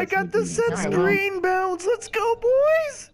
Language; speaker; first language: English; native; English